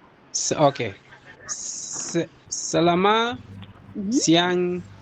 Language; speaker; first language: Indonesian; non-native, learner; Nyanja